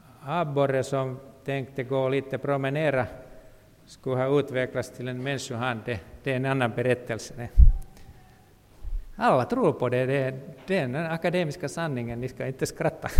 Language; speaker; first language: Swedish; non-native, local second language; Finnish